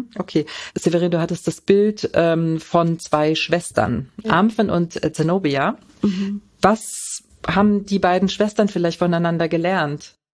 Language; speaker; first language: German; native; German